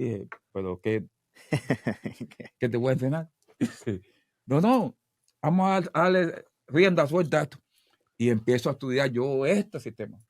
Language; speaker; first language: Spanish; native; Spanish